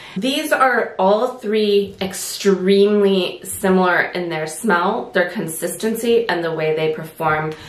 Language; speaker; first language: English; native; English